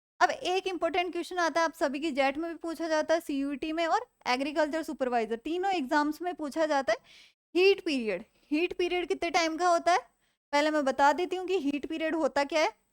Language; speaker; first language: Hindi; native; Hindi